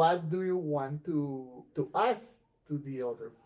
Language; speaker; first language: English; non-native, fluent; Spanish